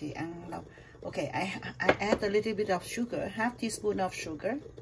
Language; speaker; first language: English; non-native, learner; Vietnamese